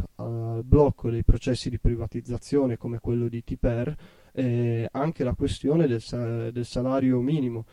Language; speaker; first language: Italian; native; Italian